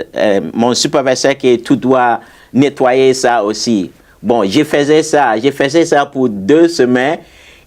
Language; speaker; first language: French; non-native, fluent; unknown